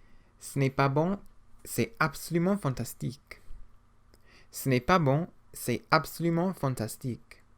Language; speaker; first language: French; non-native, fluent; English